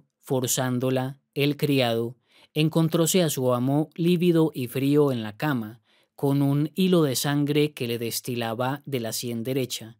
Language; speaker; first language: Spanish; native; Spanish